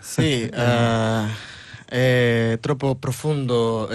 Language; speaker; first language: Italian; non-native, learner; Spanish